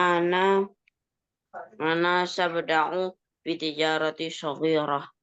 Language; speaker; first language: Arabic; non-native, learner; Indonesian